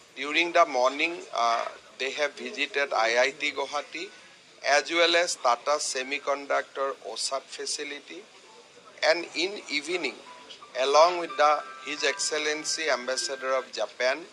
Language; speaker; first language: English; non-native, local second language; Assamese